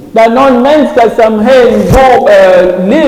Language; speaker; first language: Swedish; non-native, learner; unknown